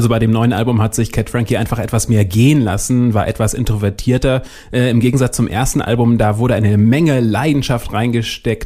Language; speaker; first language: German; native; German